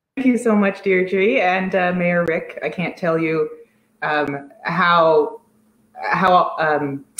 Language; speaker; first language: English; native; English